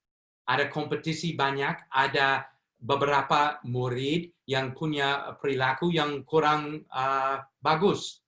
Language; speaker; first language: Indonesian; non-native, fluent; English